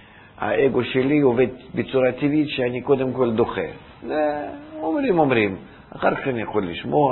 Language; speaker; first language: Hebrew; non-native, fluent; Russian